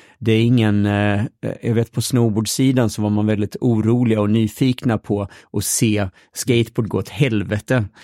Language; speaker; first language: Swedish; native; Swedish